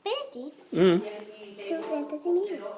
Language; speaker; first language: Portuguese; early bilingual, heritage; Portuguese